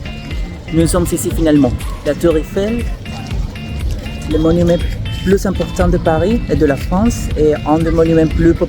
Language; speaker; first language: French; non-native, learner; Spanish